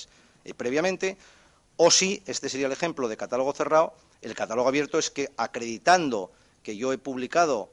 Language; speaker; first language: Spanish; native; Spanish